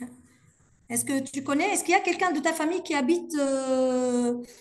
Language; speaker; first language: French; non-native, local second language; Arabic